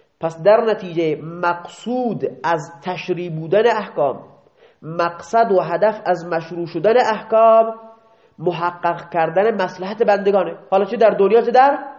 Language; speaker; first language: Persian; native; Persian